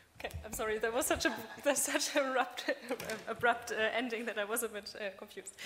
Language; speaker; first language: English; non-native, fluent; German